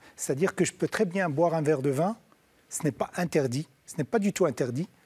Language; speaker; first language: French; non-native, local second language; Arabic